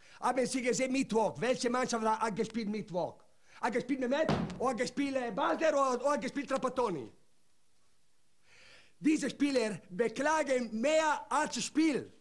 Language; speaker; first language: German; non-native, learner; Italian